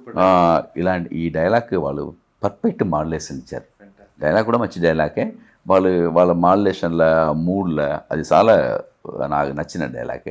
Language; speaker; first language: Telugu; non-native, learner; Tamil